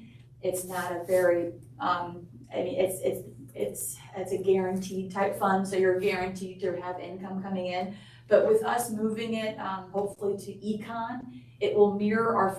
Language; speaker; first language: English; native; English